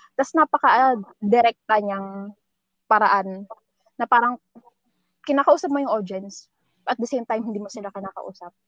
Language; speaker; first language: Filipino; native; Filipino